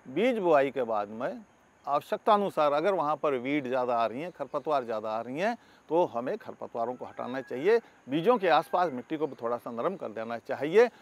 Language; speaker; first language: Hindi; native; Hindi